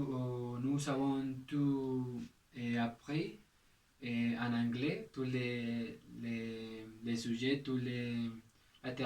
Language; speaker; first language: French; non-native, learner; Spanish